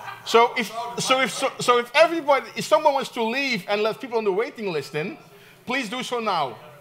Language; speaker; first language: English; non-native, fluent; Dutch